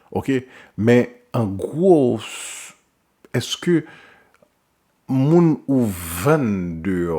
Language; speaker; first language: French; non-native, local second language; Haitian Creole